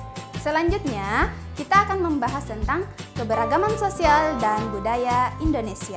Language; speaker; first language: Indonesian; native; Indonesian